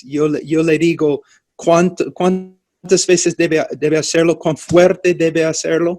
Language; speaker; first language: Spanish; non-native, fluent; English